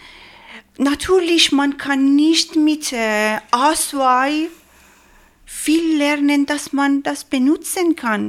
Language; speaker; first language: German; non-native, learner; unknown